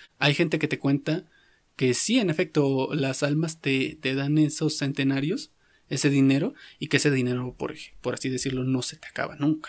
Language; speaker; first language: Spanish; native; Spanish